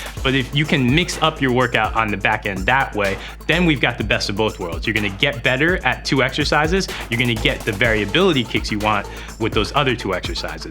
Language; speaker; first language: English; native; English